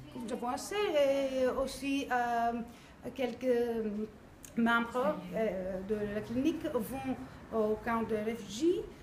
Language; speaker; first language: French; non-native, learner; Greek